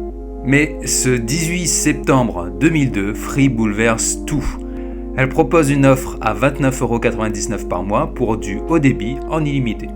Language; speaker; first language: French; native; French